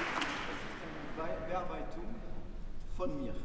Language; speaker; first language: German; non-native, learner; French